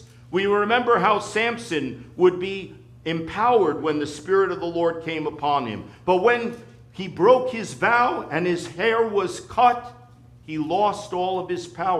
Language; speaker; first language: English; native; English